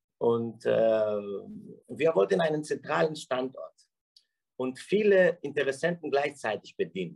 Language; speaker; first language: German; non-native, fluent; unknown